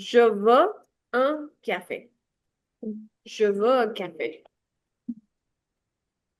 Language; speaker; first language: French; non-native, fluent; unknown